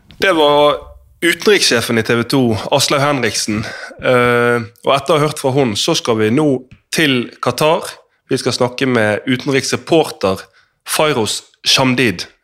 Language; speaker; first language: Norwegian; native; Norwegian